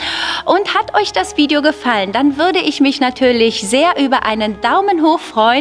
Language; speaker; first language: German; native; German